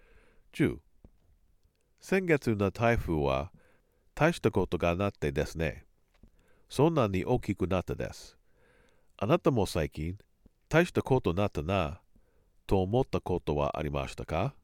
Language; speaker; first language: Japanese; non-native, learner; English